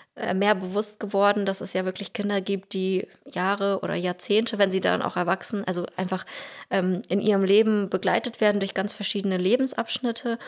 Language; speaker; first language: German; early bilingual, other home language; Russian